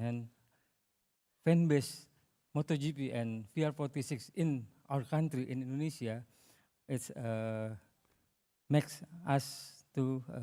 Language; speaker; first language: English; non-native, learner; Indonesian